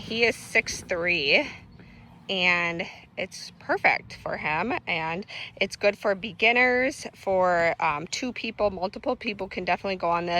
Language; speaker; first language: English; native; English